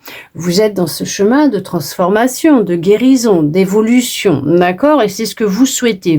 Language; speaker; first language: French; native; French